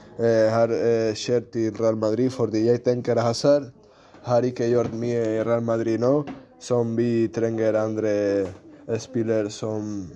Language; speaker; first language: Norwegian; non-native, learner; Spanish